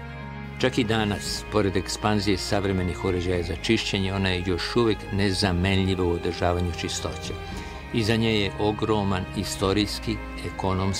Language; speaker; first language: Serbian; native; Serbian